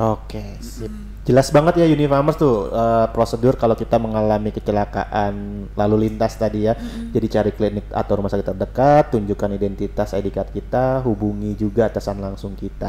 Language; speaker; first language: Indonesian; native; Indonesian